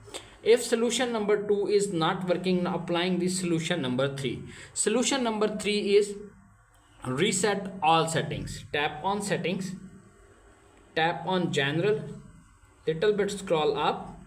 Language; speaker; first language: English; non-native, local second language; Urdu